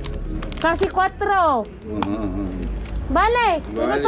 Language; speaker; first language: Spanish; non-native, learner; Filipino